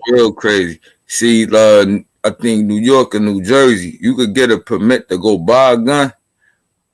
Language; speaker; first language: English; native; English